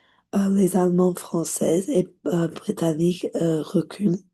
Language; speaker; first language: French; non-native, learner; English